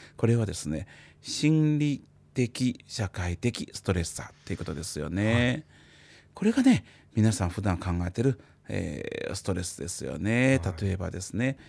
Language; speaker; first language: Japanese; non-native, fluent; Chinese